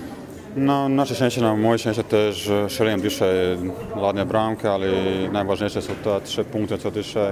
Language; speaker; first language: Polish; non-native, fluent; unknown